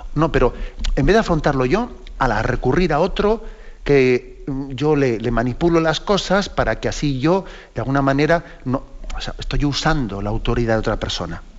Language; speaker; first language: Spanish; native; Spanish